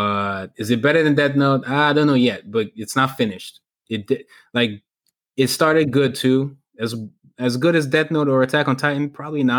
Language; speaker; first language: English; non-native, local second language; Igbo